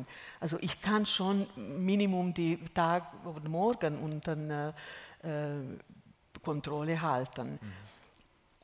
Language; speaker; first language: German; non-native, fluent; Hungarian